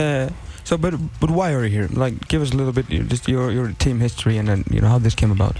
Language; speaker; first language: English; non-native, fluent; Icelandic